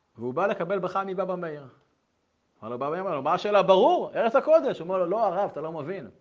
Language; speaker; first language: Hebrew; native; Hebrew